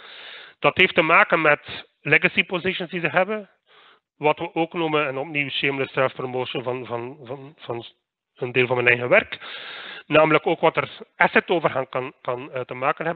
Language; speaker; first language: Dutch; native; Dutch